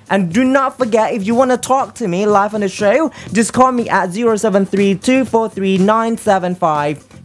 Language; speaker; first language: English; non-native, fluent; Thai